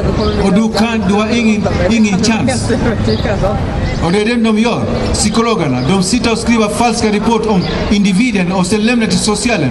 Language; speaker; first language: Swedish; non-native, fluent; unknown